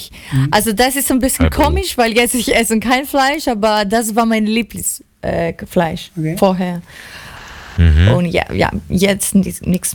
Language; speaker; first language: German; non-native, learner; Greek